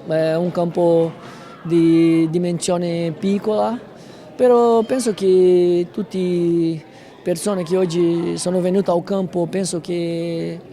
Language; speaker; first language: Italian; non-native, fluent; Spanish